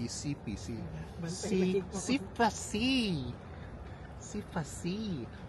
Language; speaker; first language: French; non-native, learner; Cebuano